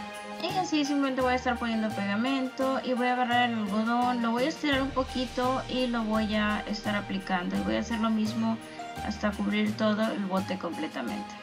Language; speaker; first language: Spanish; native; Spanish